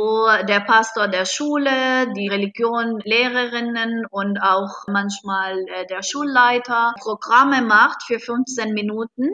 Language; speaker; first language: German; non-native, fluent; Arabic